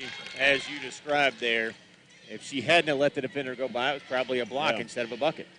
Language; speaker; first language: English; native; English